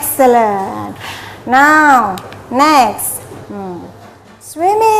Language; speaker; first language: English; non-native, learner; Indonesian